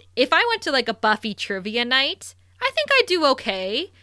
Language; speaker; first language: English; native; English